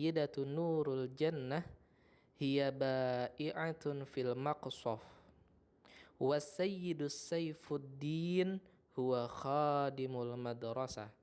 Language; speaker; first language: Arabic; non-native, fluent; Indonesian